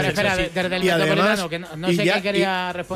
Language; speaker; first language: Spanish; native; Spanish